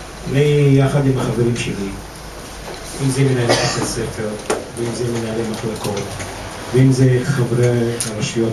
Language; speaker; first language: Hebrew; non-native, local second language; Arabic